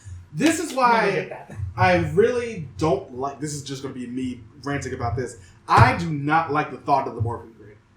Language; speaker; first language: English; native; English